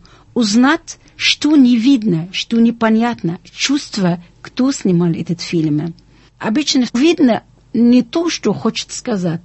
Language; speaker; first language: Russian; non-native, fluent; Arabic